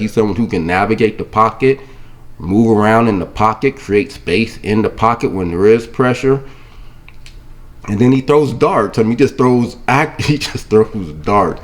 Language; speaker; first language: English; native; English